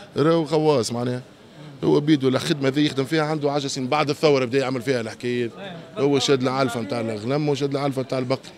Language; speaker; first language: Arabic; native; Arabic